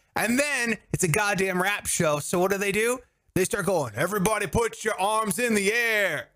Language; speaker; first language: English; native; English